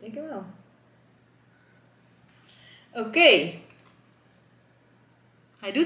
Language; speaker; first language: Dutch; native; Dutch